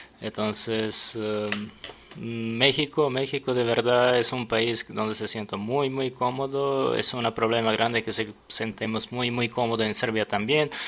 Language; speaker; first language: Spanish; non-native, learner; Serbian